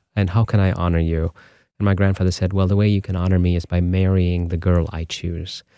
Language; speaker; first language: English; non-native, local second language; Tamil